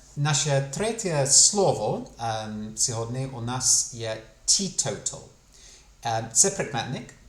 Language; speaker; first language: Ukrainian; non-native, fluent; English